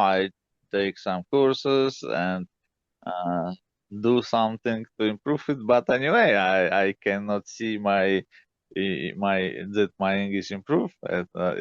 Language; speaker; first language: English; non-native, learner; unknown